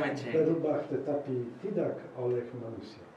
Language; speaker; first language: Indonesian; non-native, learner; Polish